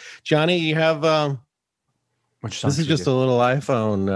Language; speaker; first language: English; native; English